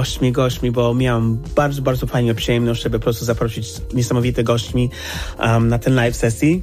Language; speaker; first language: Polish; non-native, fluent; English